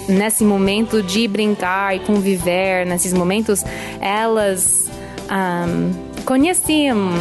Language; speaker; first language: Portuguese; non-native, fluent; English